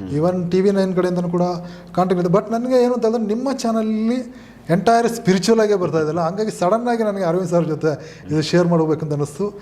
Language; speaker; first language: Kannada; non-native, local second language; Malayalam